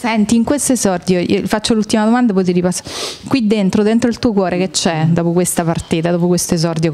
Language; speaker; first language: Italian; native; Italian